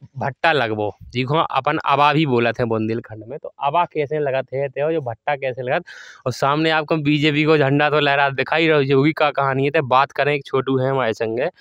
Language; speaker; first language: Hindi; native; Hindi